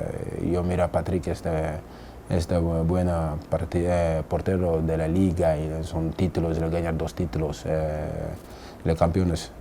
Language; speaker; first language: Spanish; non-native, learner; English